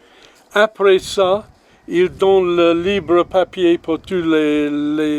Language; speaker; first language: French; non-native, learner; English